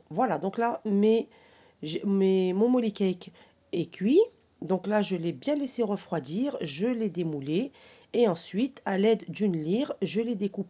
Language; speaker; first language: French; native; French